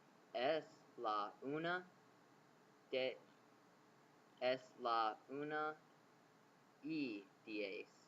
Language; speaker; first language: Spanish; non-native, learner; English